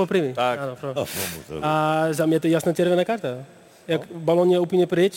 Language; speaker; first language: Czech; non-native, learner; Dutch